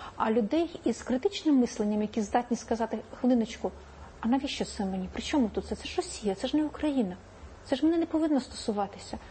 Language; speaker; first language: Ukrainian; native; Ukrainian